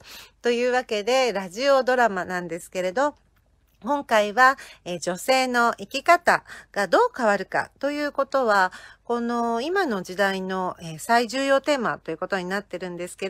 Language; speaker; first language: Japanese; native; Japanese